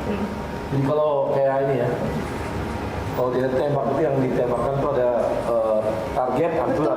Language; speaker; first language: Indonesian; native; Indonesian